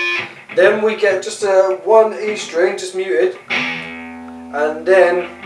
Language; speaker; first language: English; native; English